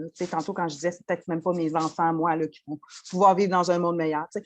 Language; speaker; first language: French; native; French